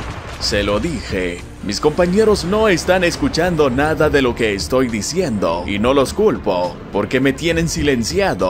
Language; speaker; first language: Spanish; native; Spanish